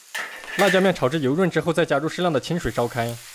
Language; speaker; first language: Chinese; native; Chinese